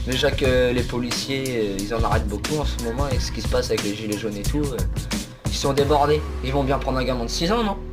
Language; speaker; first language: French; native; French